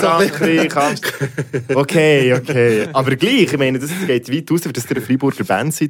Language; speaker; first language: German; native; German